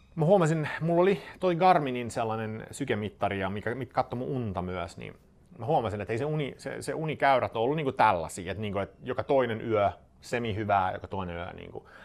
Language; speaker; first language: Finnish; non-native, fluent; Swedish